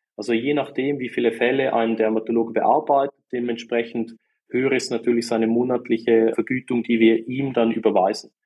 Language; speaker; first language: German; native; German